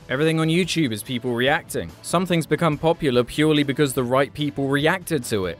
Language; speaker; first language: English; native; English